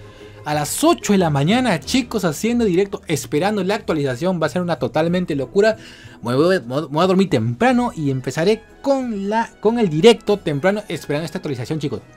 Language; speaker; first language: Spanish; native; Spanish